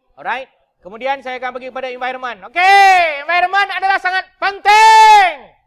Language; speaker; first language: Malay; native; Malay